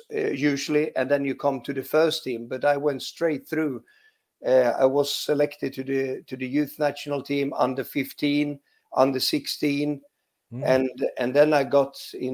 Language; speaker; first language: English; non-native, fluent; Swedish